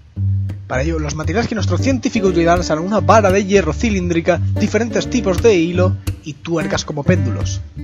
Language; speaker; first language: Spanish; native; Spanish